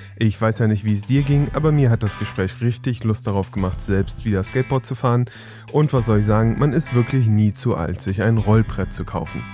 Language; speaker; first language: German; early bilingual, other home language; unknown